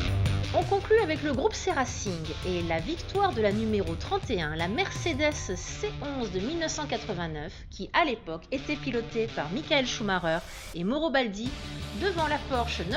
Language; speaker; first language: French; native; French